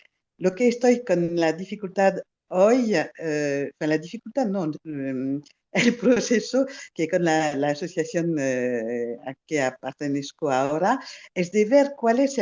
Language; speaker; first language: Spanish; non-native, fluent; French